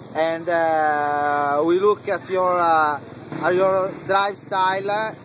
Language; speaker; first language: English; non-native, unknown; Italian